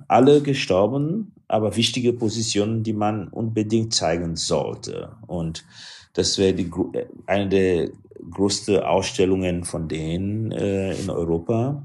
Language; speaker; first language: German; non-native, fluent; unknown